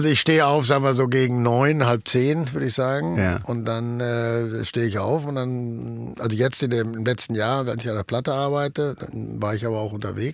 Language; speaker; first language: German; native; German